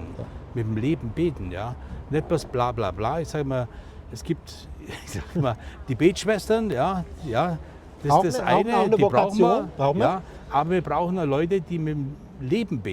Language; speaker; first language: German; native; German